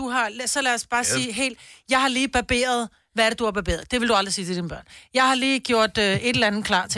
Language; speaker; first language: Danish; native; Danish